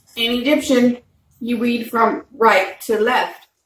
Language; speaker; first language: English; native; English